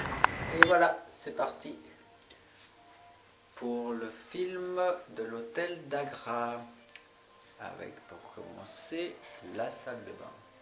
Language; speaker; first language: French; native; French